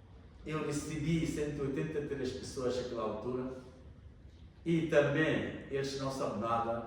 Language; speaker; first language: Portuguese; non-native, learner; Bangla